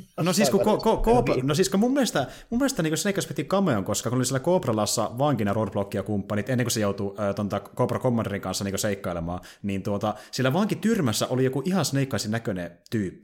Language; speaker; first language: Finnish; native; Finnish